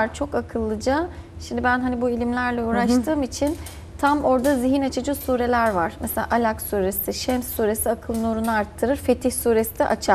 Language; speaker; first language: Turkish; native; Turkish